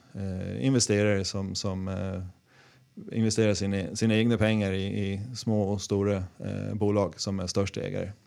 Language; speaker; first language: Swedish; native; Swedish